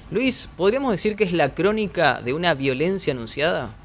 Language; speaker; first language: Spanish; native; Spanish